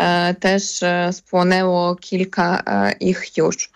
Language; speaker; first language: Polish; non-native, fluent; Ukrainian